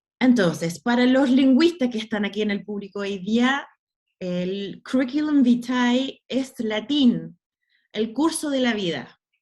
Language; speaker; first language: Spanish; non-native, fluent; English